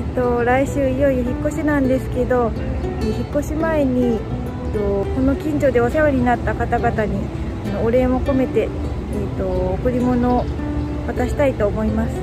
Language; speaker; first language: Japanese; native; Japanese